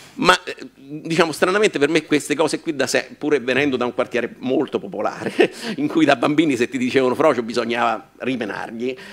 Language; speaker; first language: Italian; native; Italian